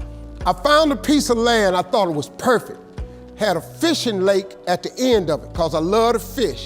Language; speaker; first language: English; native; English